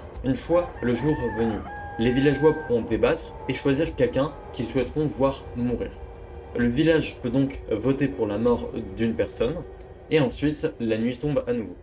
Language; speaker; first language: French; native; French